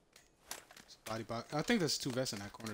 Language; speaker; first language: English; native; English